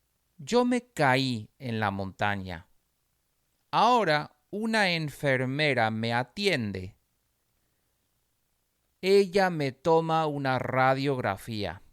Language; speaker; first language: Spanish; non-native, fluent; English